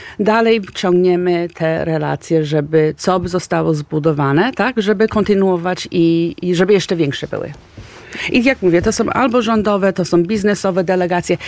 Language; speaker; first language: Polish; early bilingual, heritage; Polish